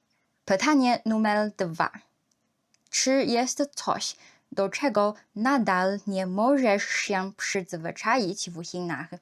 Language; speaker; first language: Polish; non-native, learner; Chinese